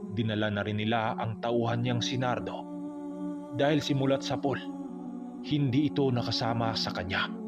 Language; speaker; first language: Filipino; non-native, local second language; Cebuano